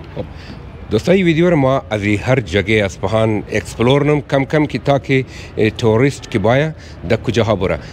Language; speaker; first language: Persian; native; Persian